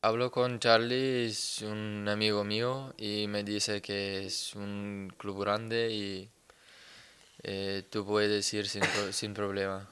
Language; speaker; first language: Spanish; non-native, learner; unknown